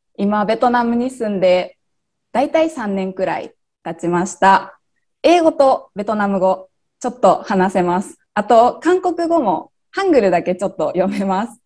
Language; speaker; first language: Japanese; native; Japanese